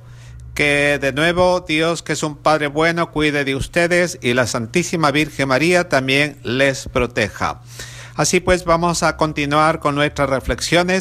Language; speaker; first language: Spanish; native; Spanish